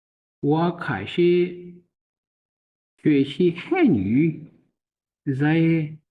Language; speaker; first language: Chinese; non-native, learner; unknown